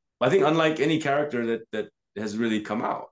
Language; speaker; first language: English; native; English